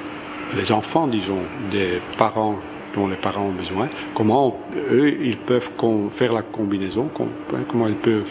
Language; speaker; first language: French; non-native, local second language; Dutch